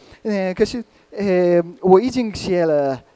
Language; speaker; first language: Chinese; non-native, learner; Hungarian